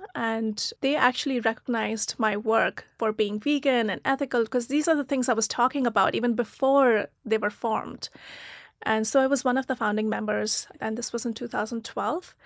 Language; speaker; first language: English; non-native, local second language; Hindi